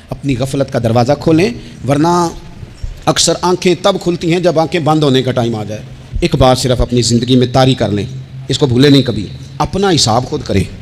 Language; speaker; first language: Urdu; non-native, local second language; Punjabi